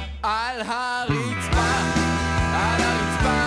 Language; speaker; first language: Hebrew; native; Hebrew